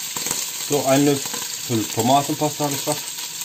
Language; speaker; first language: German; non-native, learner; Turkish